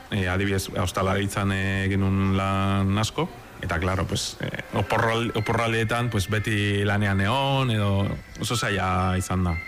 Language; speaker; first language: Basque; non-native, fluent; Spanish